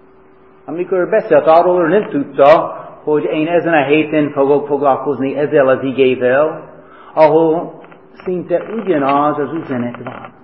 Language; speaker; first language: Hungarian; non-native, fluent; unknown